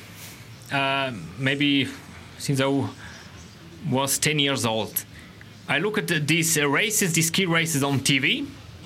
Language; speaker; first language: English; non-native, learner; Romansh